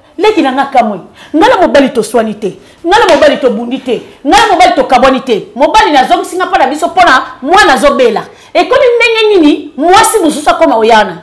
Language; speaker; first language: Lingala; native; Lingala